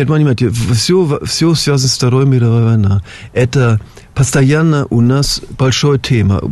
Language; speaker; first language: Russian; non-native, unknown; German